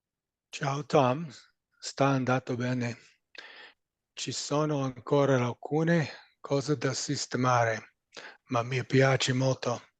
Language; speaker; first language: Italian; non-native, learner; English